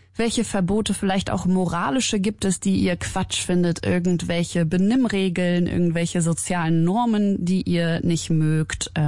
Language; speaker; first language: German; early bilingual, other home language; Arabic